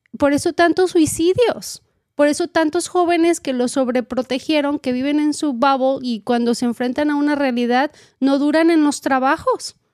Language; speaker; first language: Spanish; native; Spanish